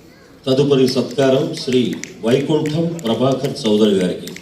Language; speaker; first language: Telugu; native; Telugu